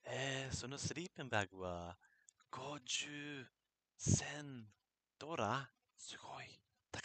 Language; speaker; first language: Japanese; non-native, learner; English